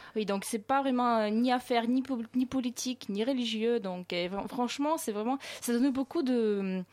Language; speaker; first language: French; non-native, fluent; Russian